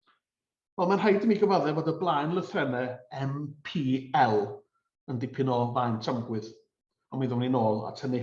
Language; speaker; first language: Welsh; native; Welsh